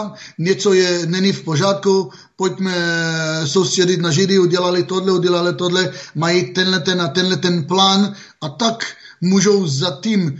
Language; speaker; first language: Czech; non-native, fluent; Hebrew